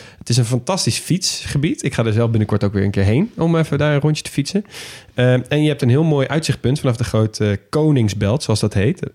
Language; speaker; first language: Dutch; native; Dutch